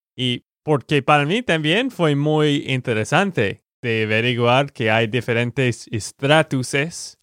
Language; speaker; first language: Spanish; non-native, fluent; English